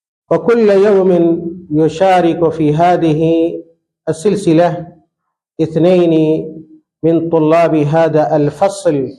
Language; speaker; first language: Arabic; non-native, fluent; Urdu